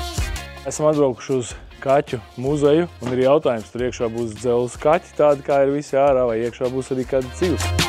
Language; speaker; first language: Latvian; native; Latvian